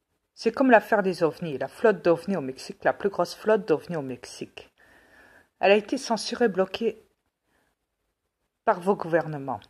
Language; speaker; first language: French; native; French